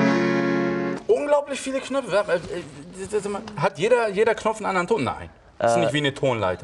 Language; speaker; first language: German; native; German